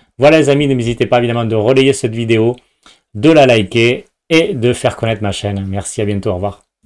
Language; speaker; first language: French; native; French